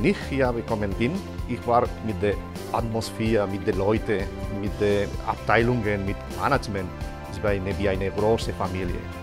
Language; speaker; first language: German; non-native, learner; Spanish